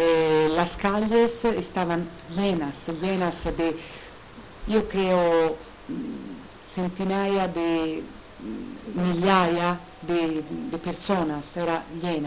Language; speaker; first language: Spanish; non-native, learner; Italian